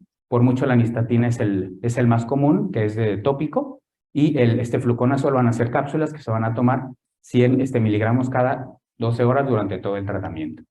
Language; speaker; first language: Spanish; native; Spanish